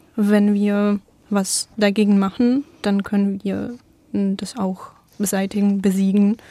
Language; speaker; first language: German; non-native, fluent; Ukrainian